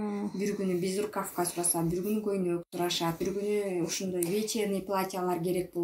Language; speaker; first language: Kyrgyz; native; Kyrgyz